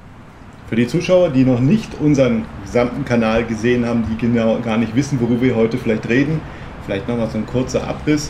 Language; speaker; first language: German; native; German